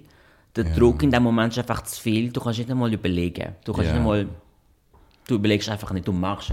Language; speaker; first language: German; non-native, fluent; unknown